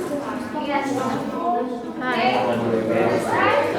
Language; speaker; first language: English; non-native, learner; Indonesian